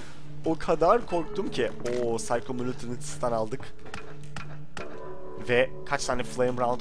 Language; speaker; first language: Turkish; native; Turkish